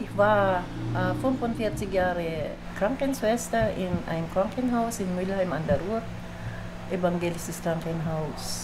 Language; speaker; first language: German; non-native, fluent; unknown